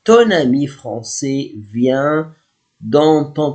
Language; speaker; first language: French; non-native, fluent; Arabic